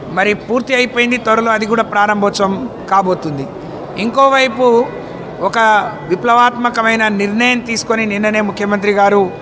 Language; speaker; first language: Telugu; non-native, local second language; Lambadi